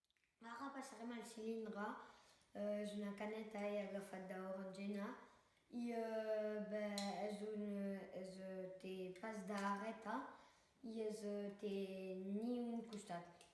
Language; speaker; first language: Catalan; non-native, local second language; French